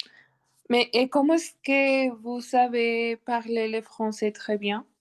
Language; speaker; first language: French; non-native, learner; Spanish